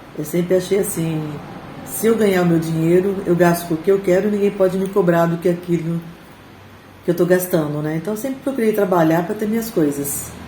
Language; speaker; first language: Portuguese; native; Portuguese